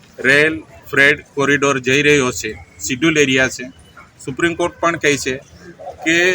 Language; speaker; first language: Gujarati; non-native, local second language; Gamit